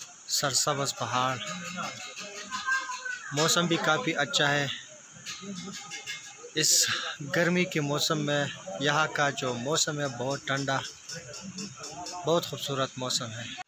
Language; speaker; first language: Hindi; non-native, local second language; Pashto